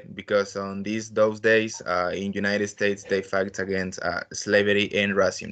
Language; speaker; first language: English; non-native, learner; Spanish